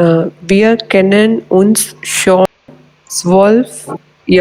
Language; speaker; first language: German; non-native, learner; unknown